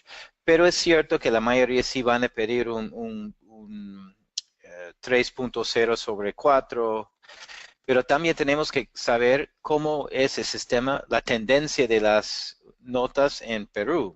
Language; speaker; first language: Spanish; non-native, fluent; English